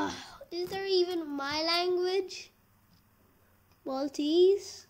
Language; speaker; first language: English; native; English